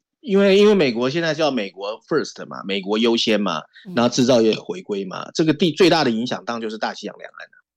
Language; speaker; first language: Chinese; native; Chinese